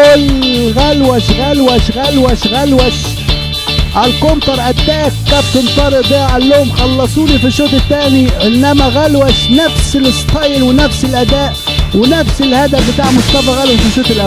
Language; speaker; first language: Arabic; native; Arabic